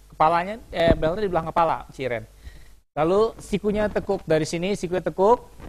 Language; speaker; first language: English; non-native, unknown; Indonesian